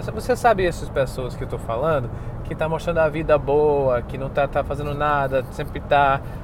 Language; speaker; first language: Portuguese; non-native, fluent; English